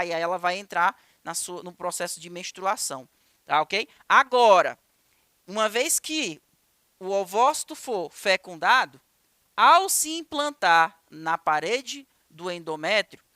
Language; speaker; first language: Portuguese; native; Portuguese